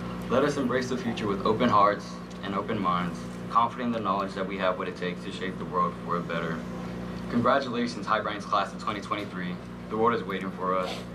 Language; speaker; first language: English; early bilingual, other home language; Spanish